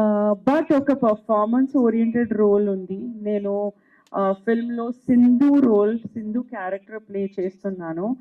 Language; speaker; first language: Telugu; non-native, fluent; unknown